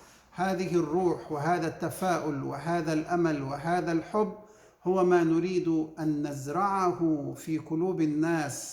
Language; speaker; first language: Arabic; native; Arabic